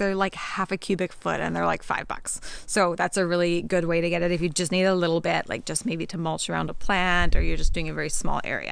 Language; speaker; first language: English; native; English